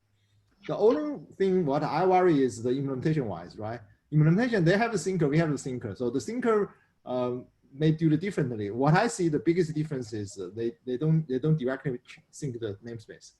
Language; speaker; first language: English; non-native, fluent; Chinese